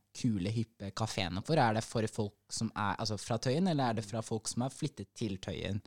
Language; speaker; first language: Norwegian; early bilingual, other home language; Somali